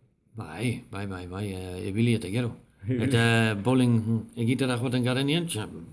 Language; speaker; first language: Basque; non-native, learner; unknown